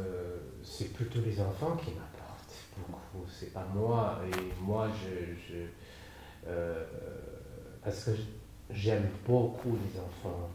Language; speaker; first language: French; non-native, fluent; Chinese